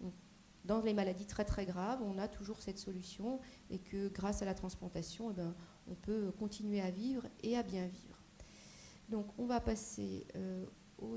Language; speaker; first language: French; native; French